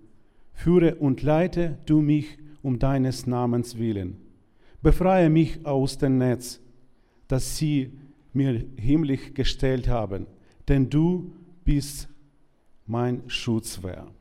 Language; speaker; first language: German; non-native, learner; Ukrainian